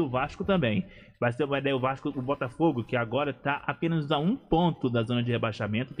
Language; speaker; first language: Portuguese; native; Portuguese